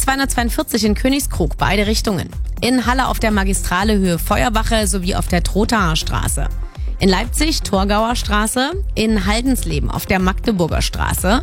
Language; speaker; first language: German; native; German